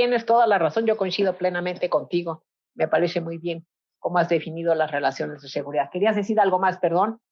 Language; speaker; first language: Spanish; native; Spanish